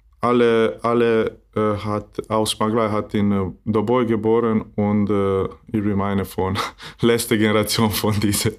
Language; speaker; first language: German; non-native, learner; Bosnian